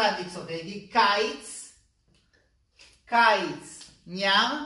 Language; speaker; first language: Hungarian; non-native, learner; Hebrew